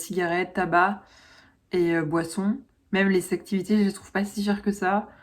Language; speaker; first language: French; native; French